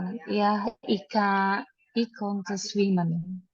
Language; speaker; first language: German; non-native, learner; Indonesian